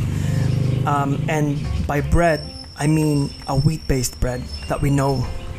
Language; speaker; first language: English; non-native, local second language; Hiligaynon